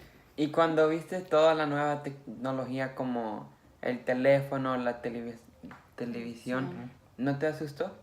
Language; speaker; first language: Spanish; early bilingual, heritage; Spanish